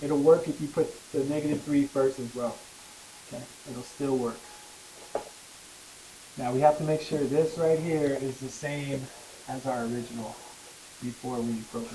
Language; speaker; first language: English; native; English